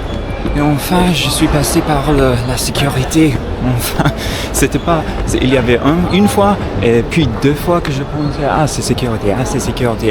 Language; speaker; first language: French; non-native, fluent; English